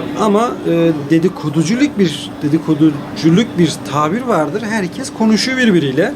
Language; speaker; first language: Turkish; non-native, fluent; Persian